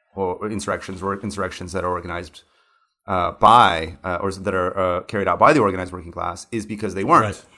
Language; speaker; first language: English; native; English